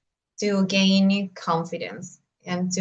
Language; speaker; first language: English; non-native, learner; Spanish